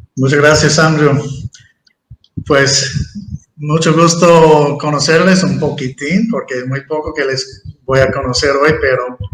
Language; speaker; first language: Spanish; non-native, fluent; English